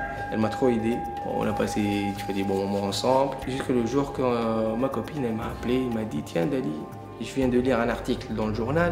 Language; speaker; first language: French; non-native, local second language; Arabic